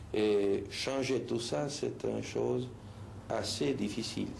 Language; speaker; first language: French; non-native, learner; Spanish